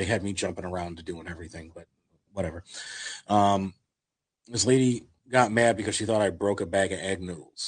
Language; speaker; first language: English; native; English